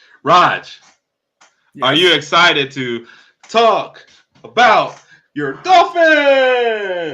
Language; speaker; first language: English; native; English